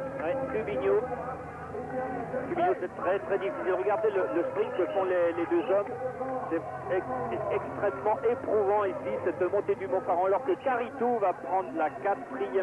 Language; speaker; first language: French; native; French